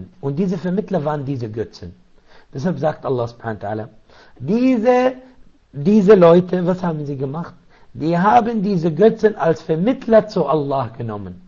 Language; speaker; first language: German; non-native, fluent; Arabic